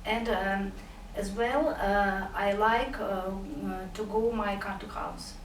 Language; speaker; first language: English; non-native, learner; Russian